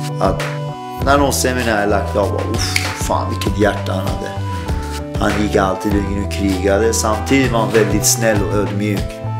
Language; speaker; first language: Swedish; early bilingual, other home language; Persian